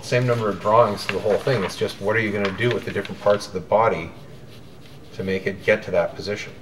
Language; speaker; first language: English; native; English